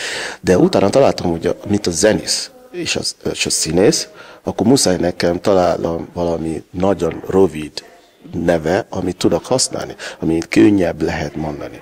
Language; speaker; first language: Hungarian; non-native, learner; Yoruba